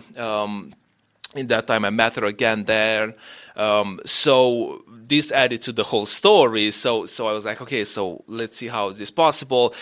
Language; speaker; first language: English; non-native, fluent; Romanian